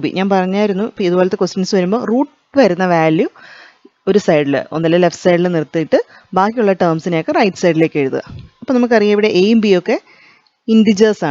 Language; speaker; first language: Malayalam; native; Malayalam